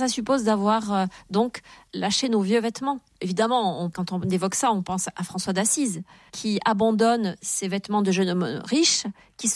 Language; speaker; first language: French; native; French